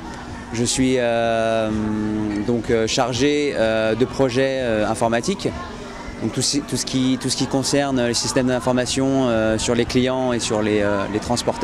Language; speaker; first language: French; native; French